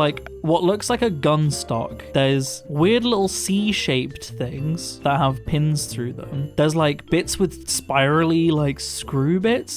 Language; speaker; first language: English; native; English